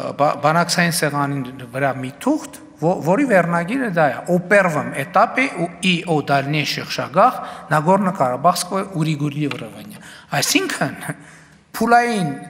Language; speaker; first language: Armenian; native; Armenian